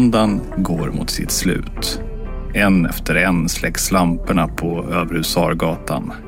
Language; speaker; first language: Swedish; native; Swedish